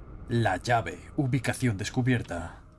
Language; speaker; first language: Spanish; native; Spanish